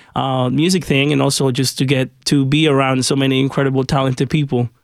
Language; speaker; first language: English; early bilingual, other home language; Spanish